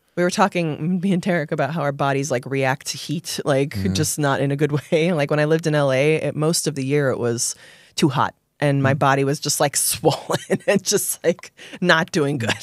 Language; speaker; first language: English; native; English